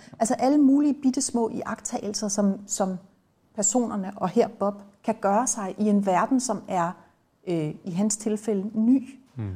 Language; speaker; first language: Danish; native; Danish